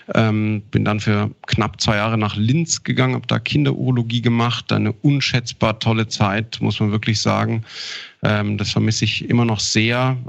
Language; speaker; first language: German; native; German